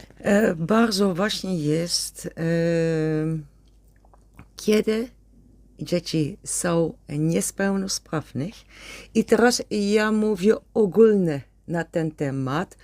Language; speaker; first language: Polish; non-native, learner; Dutch